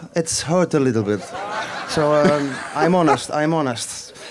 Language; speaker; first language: English; non-native, fluent; Dutch